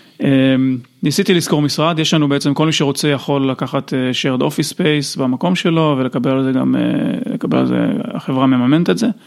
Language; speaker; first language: Hebrew; native; Hebrew